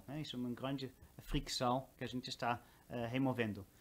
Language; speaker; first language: Portuguese; non-native, fluent; Dutch